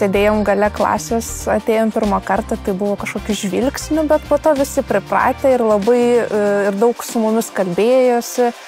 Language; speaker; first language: Lithuanian; non-native, local second language; Polish